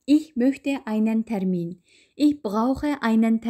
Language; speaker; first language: German; non-native, fluent; Uyghur